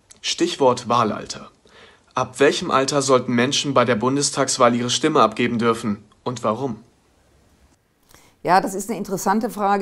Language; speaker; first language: German; native; German